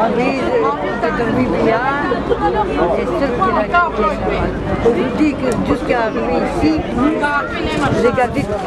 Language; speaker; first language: French; non-native, learner; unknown